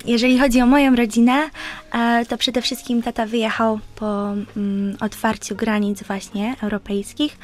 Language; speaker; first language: Polish; early bilingual, heritage; Polish